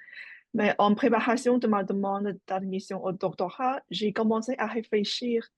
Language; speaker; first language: French; non-native, fluent; Chinese